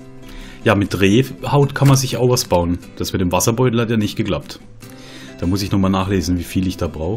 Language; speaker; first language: German; native; German